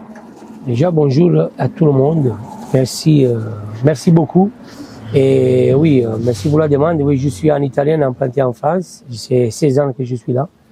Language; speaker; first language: French; non-native, fluent; Italian